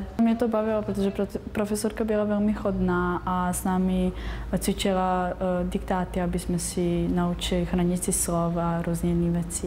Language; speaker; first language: Czech; non-native, fluent; Persian